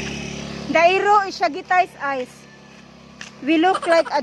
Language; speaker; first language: English; non-native, learner; Cebuano